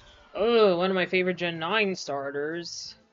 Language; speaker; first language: English; native; English